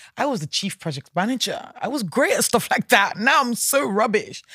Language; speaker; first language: English; non-native, local second language; Yoruba